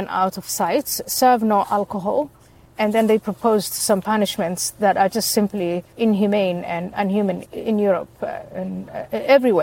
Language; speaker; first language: English; non-native, fluent; Somali